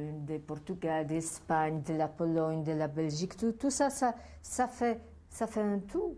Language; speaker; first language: French; non-native, fluent; Polish